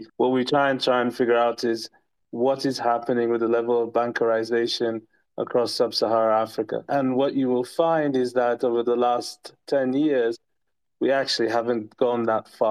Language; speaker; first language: English; non-native, local second language; Ganda